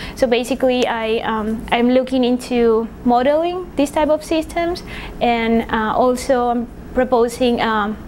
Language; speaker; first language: English; non-native, fluent; Spanish